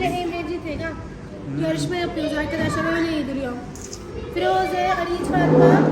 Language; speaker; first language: Turkish; non-native, fluent; Urdu